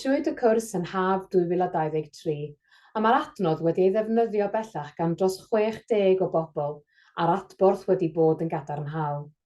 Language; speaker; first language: Welsh; native; Welsh